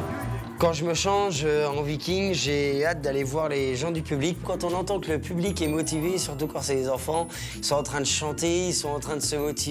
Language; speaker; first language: French; native; French